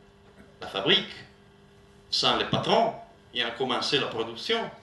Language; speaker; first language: French; non-native, learner; Italian